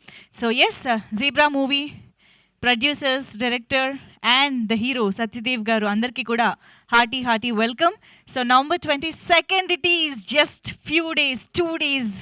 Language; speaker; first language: Telugu; native; Telugu